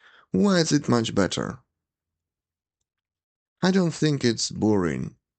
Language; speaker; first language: English; non-native, fluent; Ukrainian